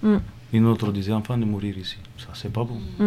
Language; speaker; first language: French; non-native, learner; Romany